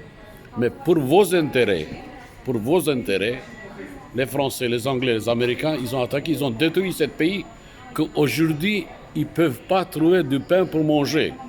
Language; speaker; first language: French; non-native, fluent; Turkish